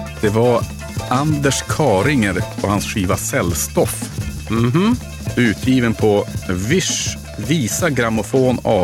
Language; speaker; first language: Swedish; native; Swedish